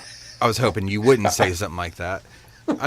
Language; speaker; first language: English; native; English